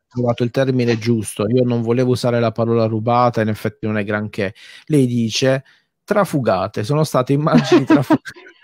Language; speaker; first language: Italian; native; Italian